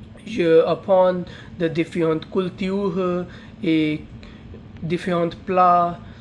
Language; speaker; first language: French; non-native, learner; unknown